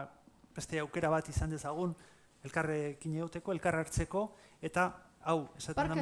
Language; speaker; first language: Basque; native; Basque